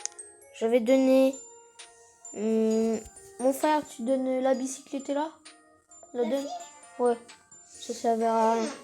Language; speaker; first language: French; native; French